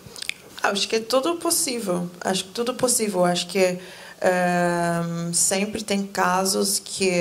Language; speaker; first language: Portuguese; non-native, fluent; English